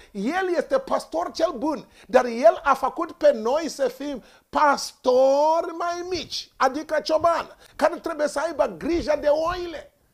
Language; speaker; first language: Romanian; non-native, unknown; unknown